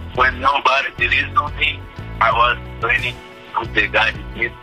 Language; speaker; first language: English; non-native, fluent; Portuguese